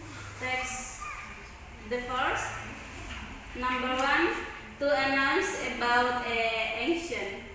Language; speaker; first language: English; non-native, learner; Indonesian